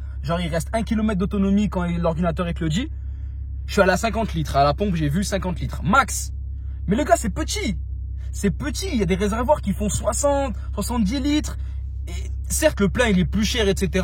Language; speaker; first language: French; native; French